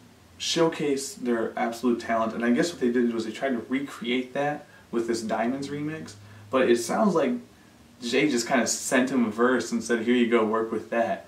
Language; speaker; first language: English; native; English